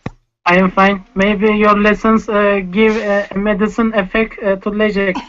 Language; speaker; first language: English; non-native, learner; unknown